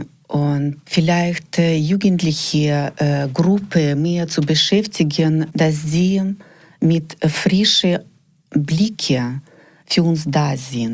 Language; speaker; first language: German; non-native, learner; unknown